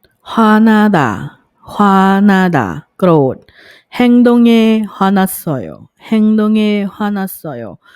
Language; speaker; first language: Korean; non-native, fluent; Thai